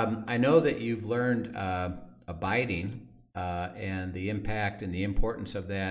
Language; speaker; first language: English; native; English